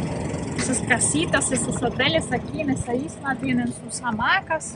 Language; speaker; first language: Spanish; non-native, learner; Russian